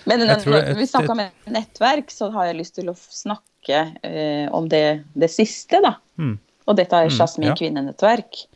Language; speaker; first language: Norwegian; non-native, fluent; Spanish